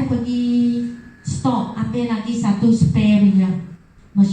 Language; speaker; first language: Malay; non-native, local second language; Chinese